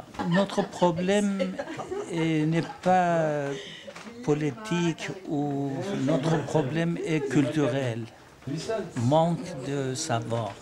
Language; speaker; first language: French; non-native, learner; Persian